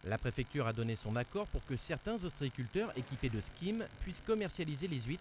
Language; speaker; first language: French; native; French